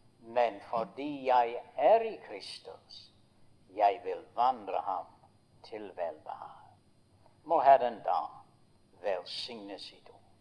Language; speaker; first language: Norwegian; early bilingual, heritage; Norwegian